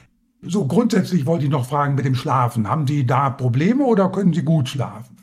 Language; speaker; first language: German; native; German